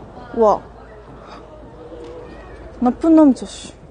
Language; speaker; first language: Korean; non-native, learner; Japanese